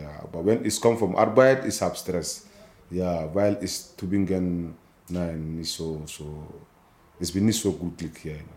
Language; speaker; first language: German; non-native, learner; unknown